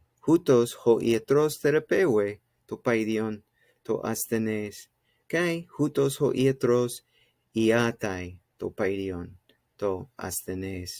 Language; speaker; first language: Greek; non-native, fluent; English